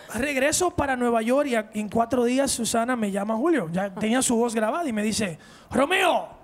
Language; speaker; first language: Spanish; early bilingual, heritage; Spanish